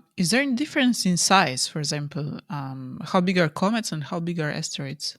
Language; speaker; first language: English; non-native, fluent; Slovenian